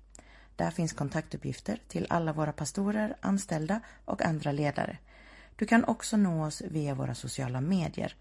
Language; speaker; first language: Swedish; native; Swedish